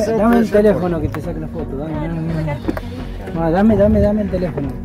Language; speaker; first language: Spanish; native; Spanish